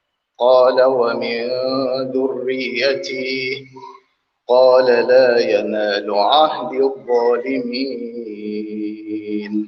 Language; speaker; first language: Arabic; native; Arabic